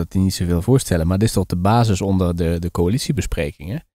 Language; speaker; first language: Dutch; native; Dutch